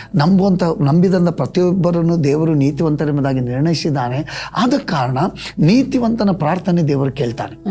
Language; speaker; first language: Kannada; native; Kannada